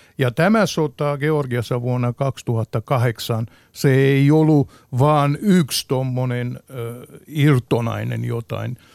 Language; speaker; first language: Finnish; non-native, fluent; Georgian